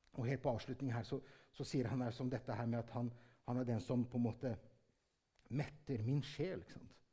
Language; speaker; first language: Norwegian; early bilingual, heritage; Norwegian